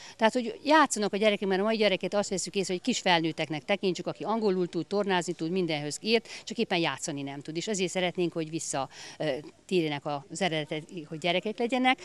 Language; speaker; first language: Hungarian; native; Hungarian